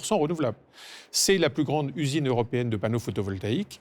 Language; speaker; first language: French; native; French